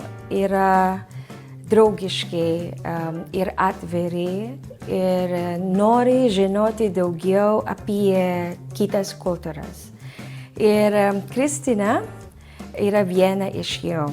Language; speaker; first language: Lithuanian; non-native, fluent; Filipino